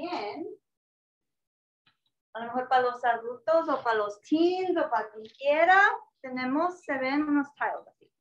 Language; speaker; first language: Spanish; early bilingual, other home language; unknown